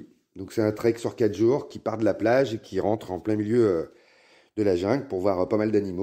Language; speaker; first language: French; native; French